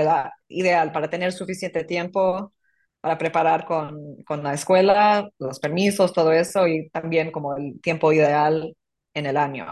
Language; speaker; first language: Spanish; non-native, fluent; English